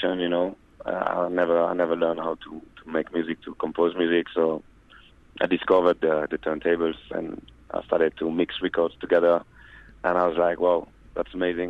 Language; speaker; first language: English; non-native, fluent; French